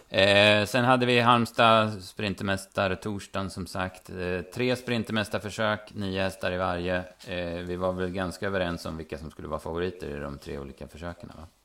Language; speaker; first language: Swedish; native; Swedish